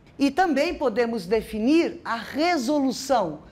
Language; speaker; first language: Portuguese; native; Portuguese